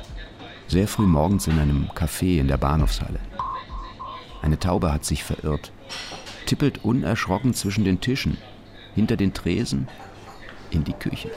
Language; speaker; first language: German; native; German